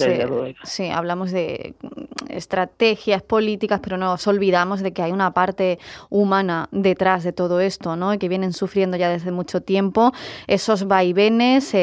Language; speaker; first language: Spanish; native; Spanish